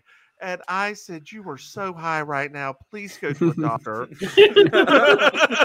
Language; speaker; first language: English; native; English